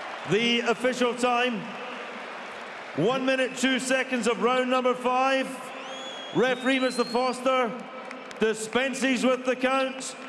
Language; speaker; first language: English; native; English